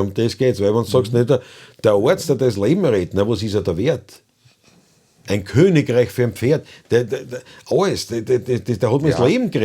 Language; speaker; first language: German; native; German